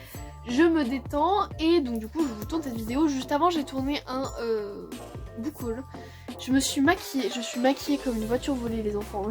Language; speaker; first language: French; native; French